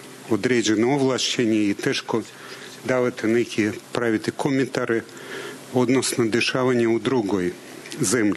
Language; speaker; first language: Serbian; non-native, fluent; Russian